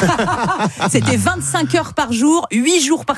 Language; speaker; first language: French; native; French